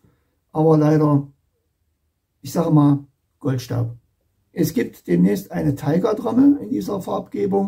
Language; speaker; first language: German; native; German